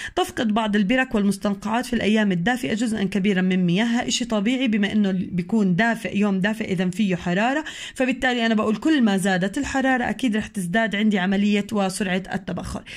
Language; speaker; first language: Arabic; native; Arabic